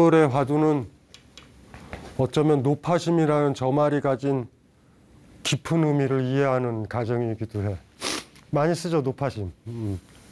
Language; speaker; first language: Korean; native; Korean